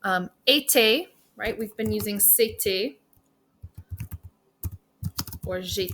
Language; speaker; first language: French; non-native, fluent; English